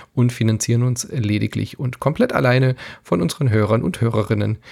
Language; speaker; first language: German; native; German